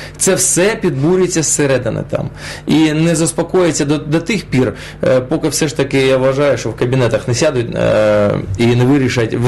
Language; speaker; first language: Ukrainian; non-native, local second language; Russian